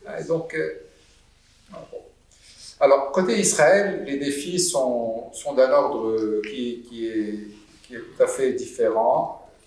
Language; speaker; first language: French; non-native, local second language; Arabic